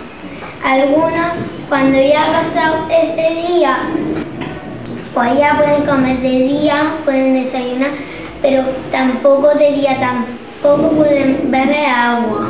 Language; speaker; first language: Spanish; early bilingual, other home language; Arabic